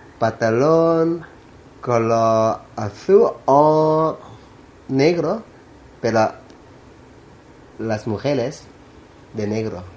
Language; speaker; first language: Spanish; non-native, learner; Thai